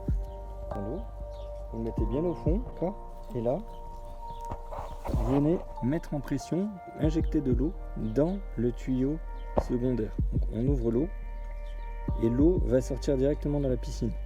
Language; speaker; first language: French; native; French